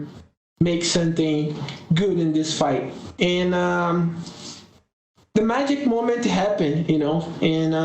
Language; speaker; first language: English; non-native, learner; Portuguese